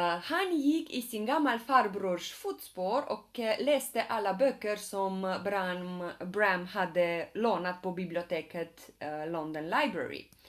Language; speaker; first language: Swedish; non-native, fluent; Romanian